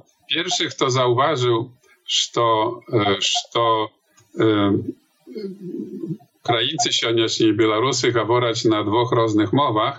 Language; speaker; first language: Polish; non-native, learner; Belarusian